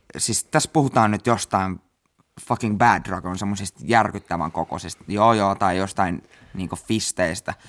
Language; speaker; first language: Finnish; native; Finnish